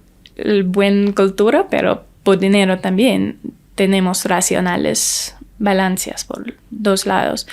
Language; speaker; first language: Spanish; non-native, learner; English